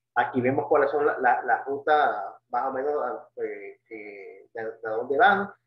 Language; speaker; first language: Spanish; native; Spanish